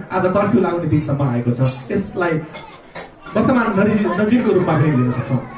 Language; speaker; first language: Nepali; native; Nepali